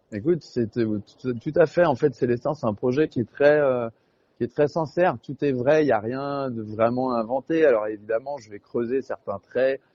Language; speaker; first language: French; native; French